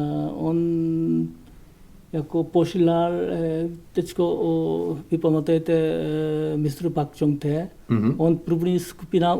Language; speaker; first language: Czech; non-native, learner; Korean